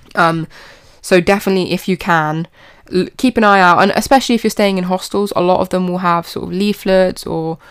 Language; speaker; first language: English; native; English